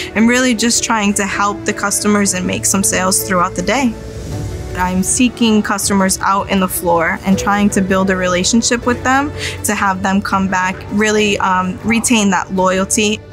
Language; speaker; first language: English; native; English